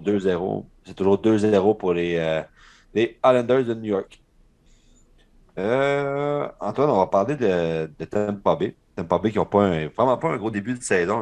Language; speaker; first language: French; native; French